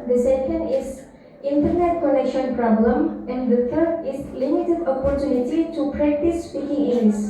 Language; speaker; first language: English; non-native, fluent; Indonesian